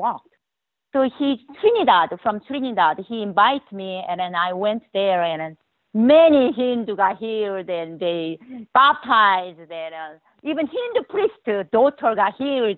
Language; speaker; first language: English; non-native, learner; Korean